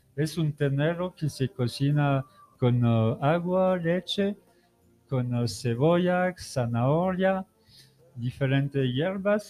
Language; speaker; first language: Spanish; non-native, learner; French